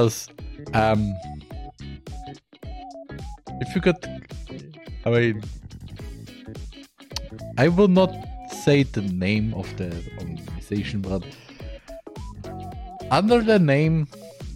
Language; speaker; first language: English; non-native, fluent; German